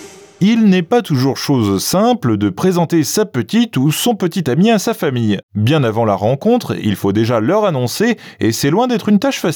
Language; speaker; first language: French; native; French